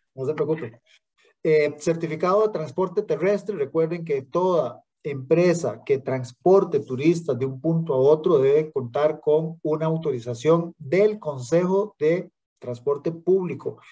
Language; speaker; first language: Spanish; native; Spanish